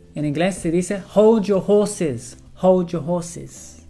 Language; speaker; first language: Spanish; non-native, fluent; English